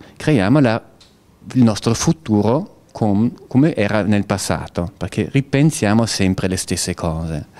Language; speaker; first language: Italian; non-native, fluent; German